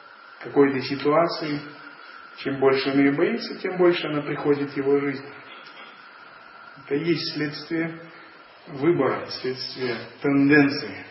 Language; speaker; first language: Russian; native; Russian